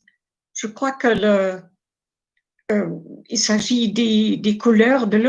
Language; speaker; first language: French; non-native, fluent; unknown